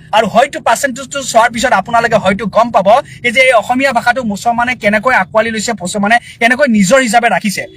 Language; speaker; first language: Assamese; non-native, local second language; Bangla